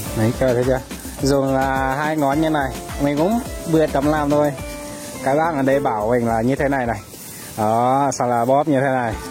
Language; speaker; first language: Vietnamese; non-native, local second language; Iu Mien